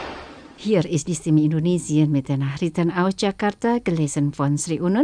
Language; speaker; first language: German; non-native, fluent; Indonesian